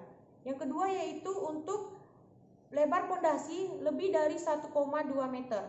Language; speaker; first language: Indonesian; native; Indonesian